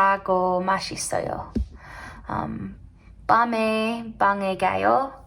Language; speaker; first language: Korean; non-native, learner; English